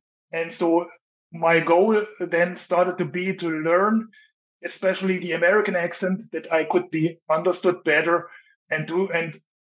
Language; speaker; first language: English; non-native, fluent; German